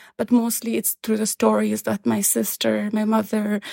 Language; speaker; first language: English; non-native, fluent; Pashto